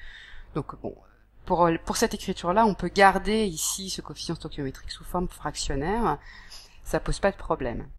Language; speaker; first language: French; native; French